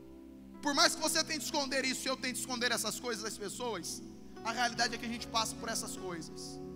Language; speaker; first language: Portuguese; native; Portuguese